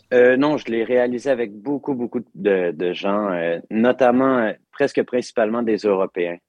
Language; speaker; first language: French; native; French